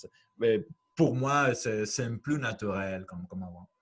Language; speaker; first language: French; non-native, fluent; Spanish